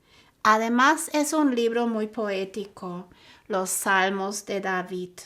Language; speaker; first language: Spanish; non-native, fluent; German